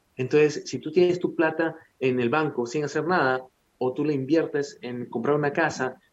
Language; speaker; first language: Spanish; early bilingual, heritage; Spanish